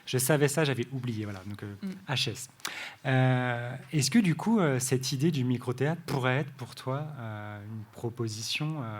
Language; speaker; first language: French; native; French